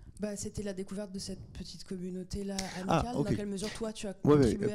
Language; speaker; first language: French; native; French